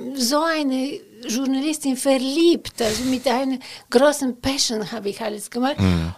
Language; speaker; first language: German; non-native, fluent; Bulgarian